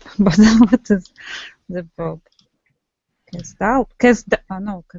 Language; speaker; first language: English; non-native, learner; Russian